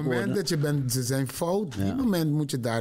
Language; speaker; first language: Dutch; non-native, learner; Papiamento